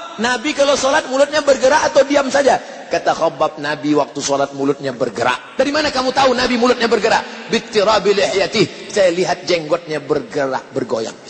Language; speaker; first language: Indonesian; native; Indonesian